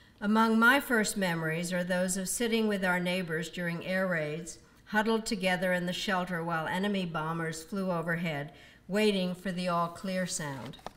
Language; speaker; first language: English; early bilingual, other home language; Czech